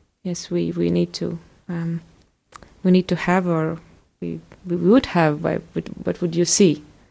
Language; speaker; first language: English; non-native, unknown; Latvian